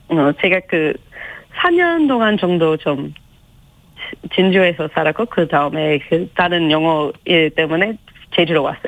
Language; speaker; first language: Korean; non-native, fluent; English